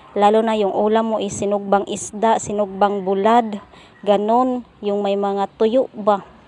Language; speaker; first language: Filipino; non-native, local second language; Cebuano